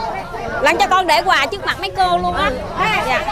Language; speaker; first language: Vietnamese; native; Vietnamese